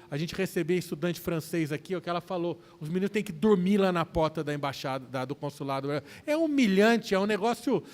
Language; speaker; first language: Portuguese; native; Portuguese